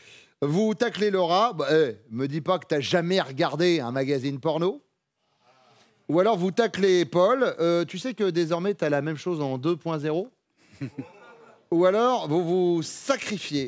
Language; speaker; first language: French; native; French